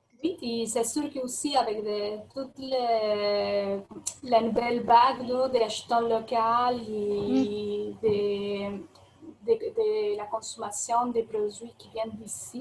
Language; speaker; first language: French; non-native, fluent; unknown